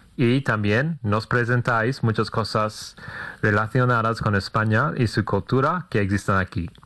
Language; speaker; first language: Spanish; non-native, fluent; English